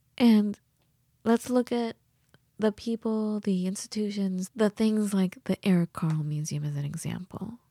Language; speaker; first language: English; early bilingual, other home language; Persian